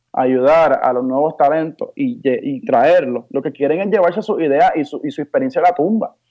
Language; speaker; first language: Spanish; native; Spanish